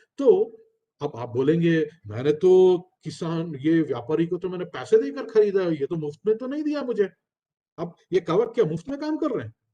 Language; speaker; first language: Hindi; non-native, local second language; Telugu